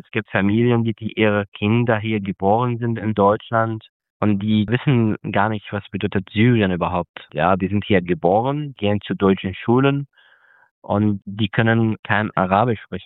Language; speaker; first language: German; non-native, fluent; Arabic